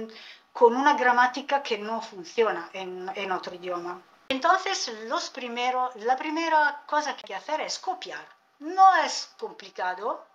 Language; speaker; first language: Spanish; non-native, fluent; Italian